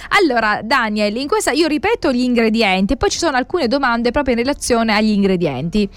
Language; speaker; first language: Italian; native; Italian